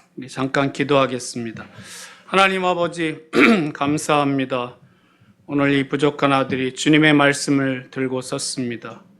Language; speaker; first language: Korean; native; Korean